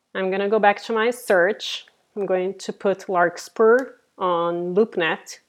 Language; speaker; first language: English; non-native, fluent; Portuguese